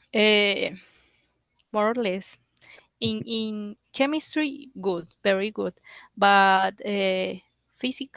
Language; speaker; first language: English; non-native, learner; Spanish